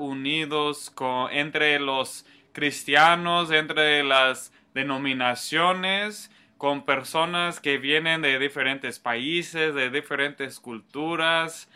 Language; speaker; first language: Spanish; non-native, fluent; English